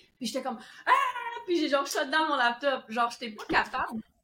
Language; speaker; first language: French; native; French